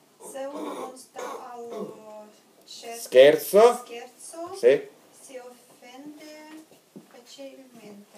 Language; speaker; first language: Italian; non-native, learner; Russian